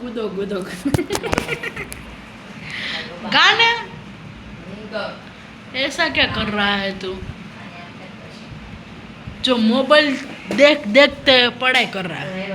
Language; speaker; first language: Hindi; non-native, local second language; Gujarati